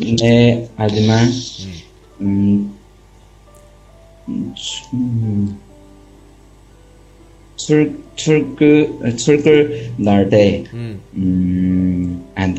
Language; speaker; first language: Korean; non-native, learner; Chinese